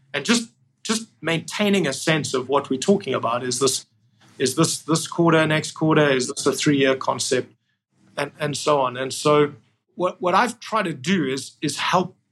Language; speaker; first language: English; native; English